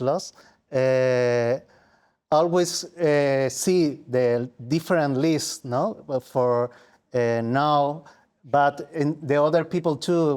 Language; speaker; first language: English; non-native, learner; Spanish